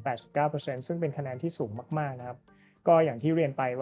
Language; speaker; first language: Thai; native; Thai